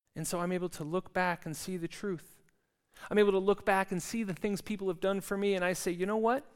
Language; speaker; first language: English; native; English